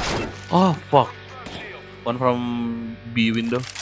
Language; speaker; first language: English; non-native, learner; Sundanese